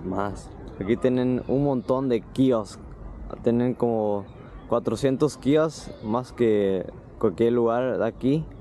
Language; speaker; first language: Spanish; early bilingual, heritage; Spanish